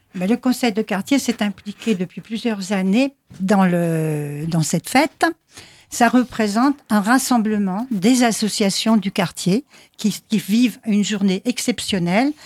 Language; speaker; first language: French; native; French